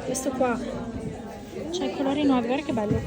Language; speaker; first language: Italian; native; Italian